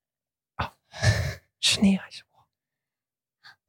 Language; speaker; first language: Chinese; non-native, learner; English